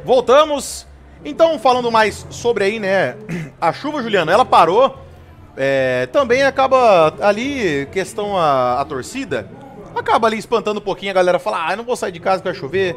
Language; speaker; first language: Portuguese; native; Portuguese